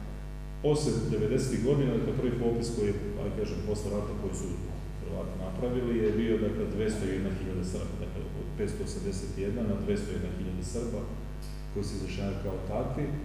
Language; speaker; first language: Serbian; native; Serbian